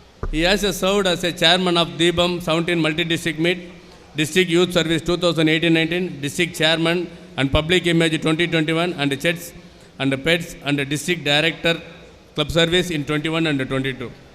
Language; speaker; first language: English; non-native, local second language; Tamil